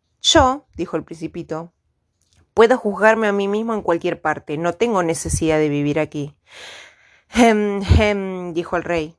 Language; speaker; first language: Spanish; native; Spanish